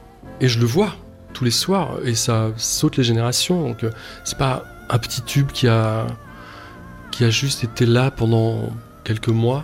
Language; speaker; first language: French; native; French